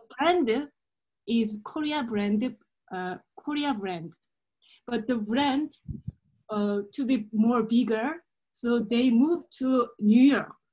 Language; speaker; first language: English; non-native, learner; Korean